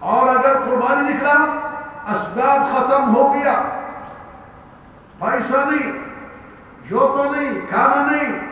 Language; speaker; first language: Urdu; non-native, learner; Arabic